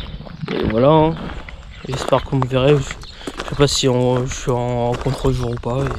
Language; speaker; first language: French; native; French